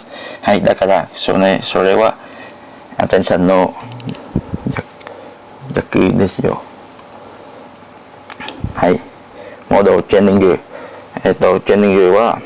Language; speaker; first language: Japanese; non-native, learner; Thai